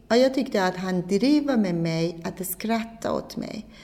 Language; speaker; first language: Swedish; non-native, fluent; Persian